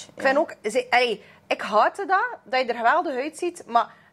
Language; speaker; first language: Dutch; native; Dutch